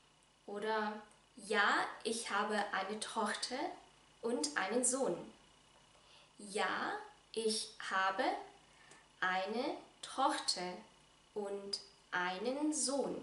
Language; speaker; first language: German; non-native, fluent; Vietnamese